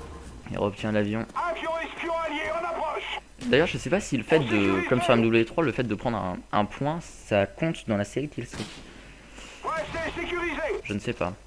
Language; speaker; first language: French; native; French